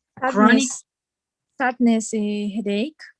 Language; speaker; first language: English; non-native, learner; Spanish